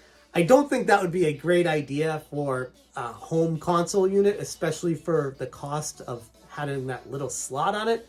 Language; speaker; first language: English; native; English